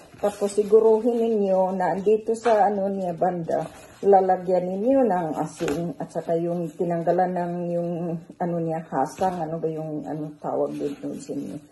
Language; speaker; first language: Filipino; non-native, local second language; Cebuano